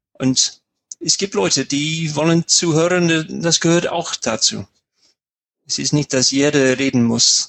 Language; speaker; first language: German; non-native, fluent; English